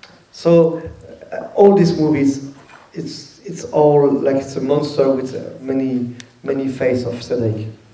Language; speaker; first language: English; non-native, learner; French